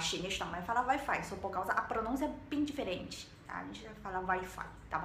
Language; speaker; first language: Portuguese; non-native, learner; Chinese